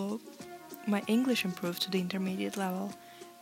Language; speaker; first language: English; non-native, fluent; Russian